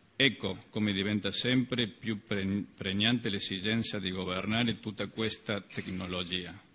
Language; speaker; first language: Italian; early bilingual, heritage; Italian